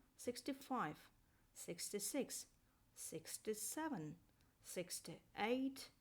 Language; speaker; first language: English; non-native, fluent; Azerbaijani